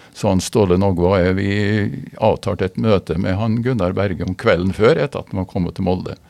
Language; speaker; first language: Norwegian; native; Norwegian